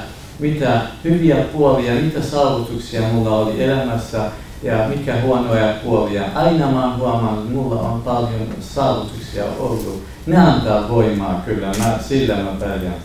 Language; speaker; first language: Finnish; non-native, fluent; Kurdish